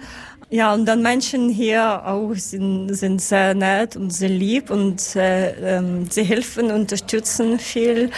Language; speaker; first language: German; non-native, learner; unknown